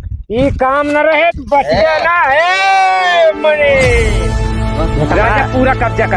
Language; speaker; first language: Hindi; non-native, local second language; Awadhi